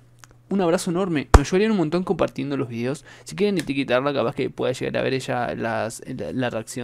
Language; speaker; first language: Spanish; native; Spanish